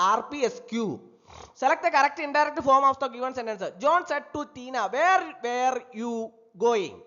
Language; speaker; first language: English; non-native, local second language; Malayalam